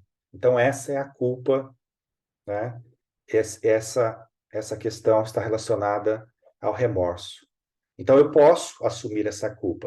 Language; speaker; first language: Portuguese; native; Portuguese